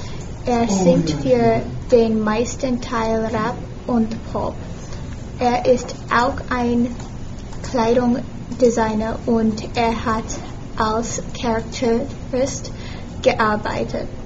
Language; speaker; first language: German; non-native, learner; English